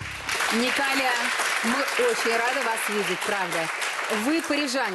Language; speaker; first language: Russian; native; Russian